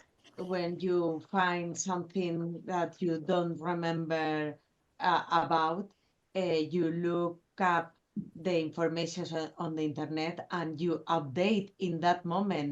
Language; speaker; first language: English; non-native, fluent; Spanish